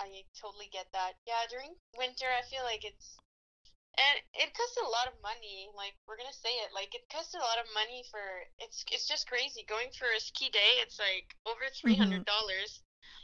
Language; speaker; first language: English; non-native, fluent; French